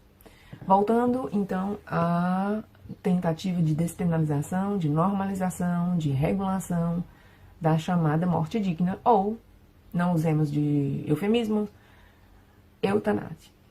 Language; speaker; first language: Portuguese; non-native, fluent; Spanish